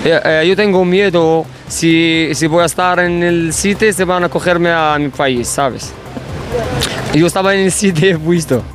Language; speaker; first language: Spanish; non-native, learner; Arabic